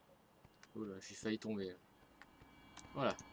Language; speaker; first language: French; native; French